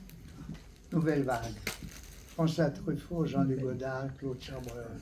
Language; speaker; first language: French; non-native, learner; Hungarian